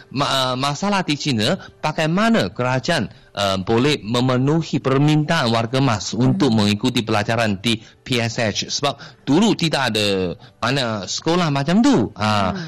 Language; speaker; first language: Malay; non-native, fluent; Chinese